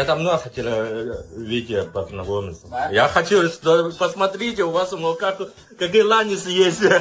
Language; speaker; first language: Russian; non-native, learner; Chinese